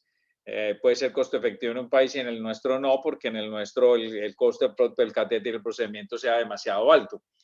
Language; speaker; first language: Spanish; native; Spanish